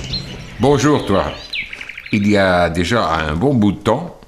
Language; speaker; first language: French; native; French